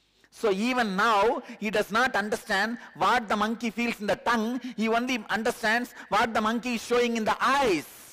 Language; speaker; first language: English; non-native, local second language; Tamil